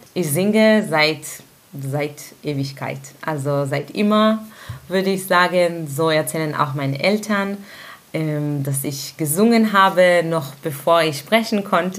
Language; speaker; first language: German; non-native, fluent; Hebrew